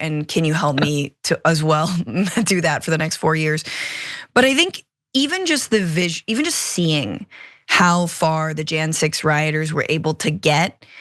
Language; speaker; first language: English; native; English